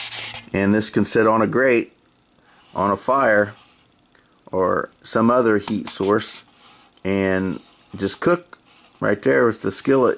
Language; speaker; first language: English; native; English